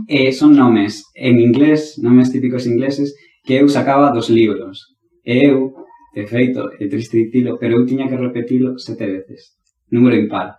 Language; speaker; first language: Galician; non-native, local second language; Spanish